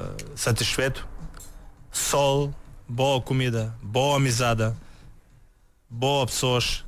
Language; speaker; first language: Portuguese; non-native, learner; Bulgarian